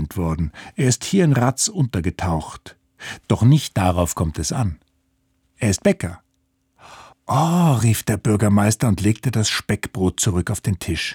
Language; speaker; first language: German; native; German